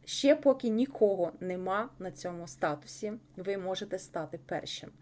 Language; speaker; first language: Ukrainian; non-native, local second language; Russian